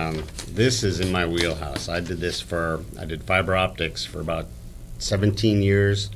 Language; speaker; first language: English; native; English